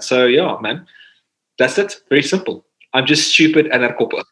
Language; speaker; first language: English; non-native, local second language; Afrikaans